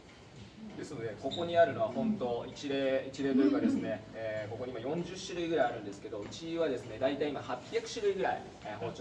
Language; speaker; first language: Japanese; native; Japanese